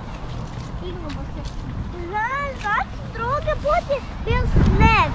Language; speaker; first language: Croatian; early bilingual, heritage; Croatian